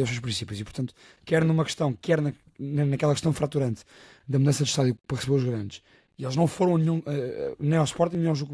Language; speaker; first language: Portuguese; native; Portuguese